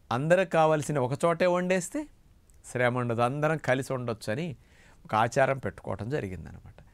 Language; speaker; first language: Telugu; native; Telugu